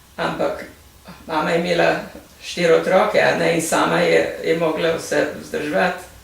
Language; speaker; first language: Slovenian; native; Slovenian